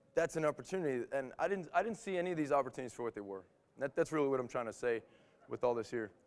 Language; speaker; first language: English; native; English